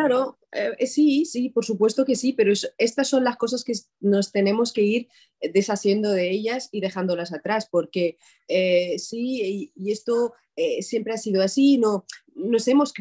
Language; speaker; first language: Spanish; non-native, fluent; Arabic